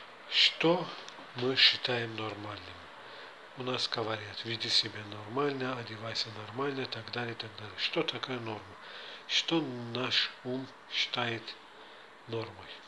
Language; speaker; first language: Russian; non-native, fluent; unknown